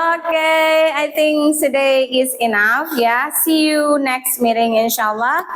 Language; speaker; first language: English; non-native, fluent; Indonesian